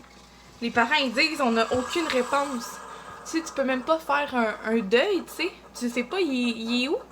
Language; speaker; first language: French; native; French